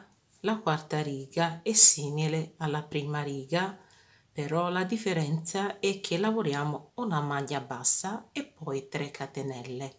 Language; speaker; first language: Italian; non-native, fluent; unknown